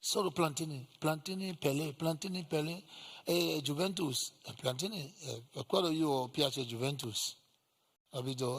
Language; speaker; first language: Italian; non-native, learner; English